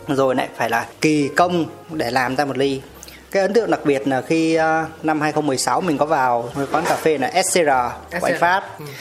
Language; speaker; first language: Vietnamese; native; Vietnamese